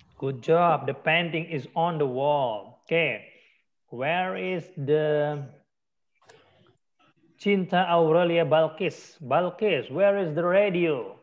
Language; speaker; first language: English; non-native, learner; Indonesian